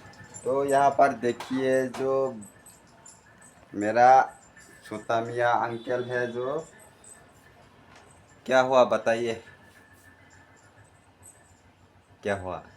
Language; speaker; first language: Hindi; non-native, local second language; Kok Borok